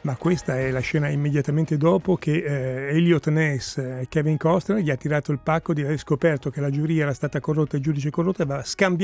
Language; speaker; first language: Italian; native; Italian